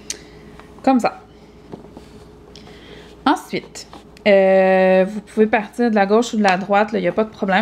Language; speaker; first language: French; native; French